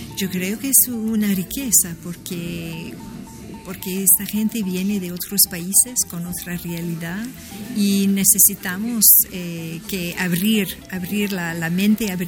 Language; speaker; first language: Spanish; non-native, fluent; French